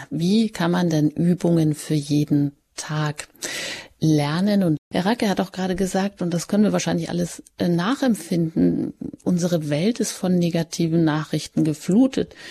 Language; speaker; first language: German; native; German